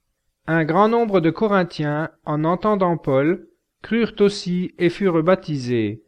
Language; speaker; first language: French; native; French